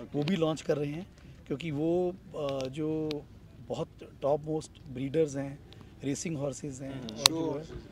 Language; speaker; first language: Hindi; native; Hindi